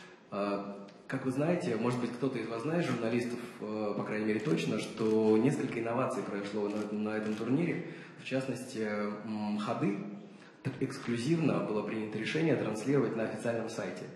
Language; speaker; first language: Russian; native; Russian